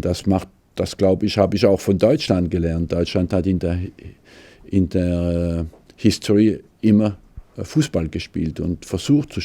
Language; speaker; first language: German; non-native, fluent; French